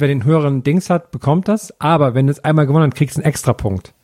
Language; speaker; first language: German; native; German